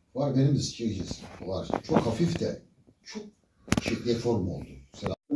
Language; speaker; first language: Turkish; native; Turkish